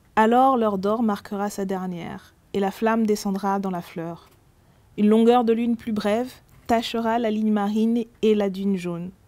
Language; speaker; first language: French; native; French